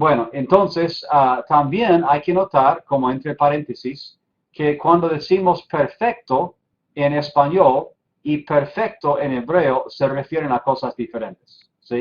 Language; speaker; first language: Spanish; non-native, fluent; English